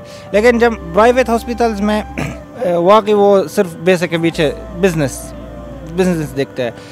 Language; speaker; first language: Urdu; non-native, fluent; Arabic